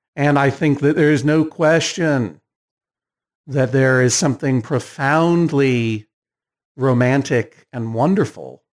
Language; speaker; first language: English; native; English